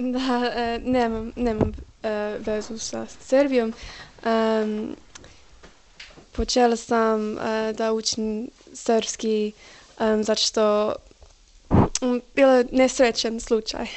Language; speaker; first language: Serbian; non-native, learner; English